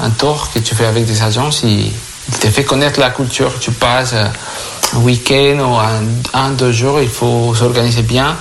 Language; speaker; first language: French; non-native, fluent; Spanish